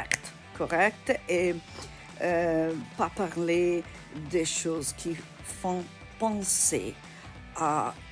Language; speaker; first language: French; non-native, learner; Italian